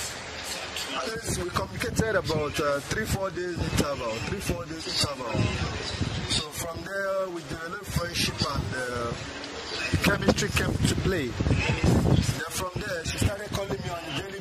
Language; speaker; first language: English; non-native, local second language; Igbo